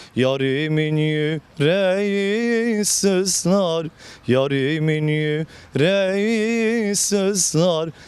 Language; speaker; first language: Turkish; native; Turkish